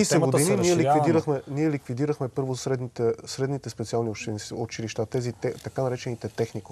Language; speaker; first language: Bulgarian; native; Bulgarian